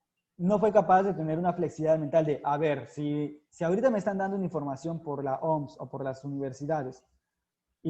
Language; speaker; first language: Spanish; native; Spanish